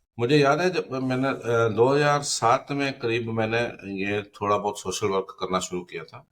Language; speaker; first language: Hindi; non-native, local second language; Punjabi